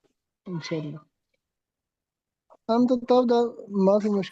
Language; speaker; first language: Arabic; non-native, learner; Urdu